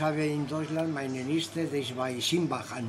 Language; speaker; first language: German; non-native, fluent; Spanish